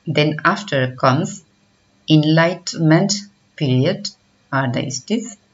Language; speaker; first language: English; non-native, local second language; Nepali